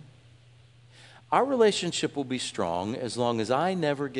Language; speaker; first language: English; native; English